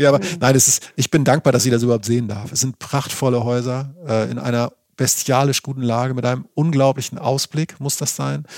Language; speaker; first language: German; native; German